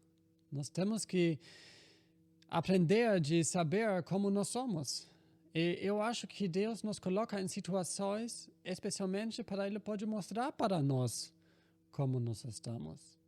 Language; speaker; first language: Portuguese; non-native, fluent; German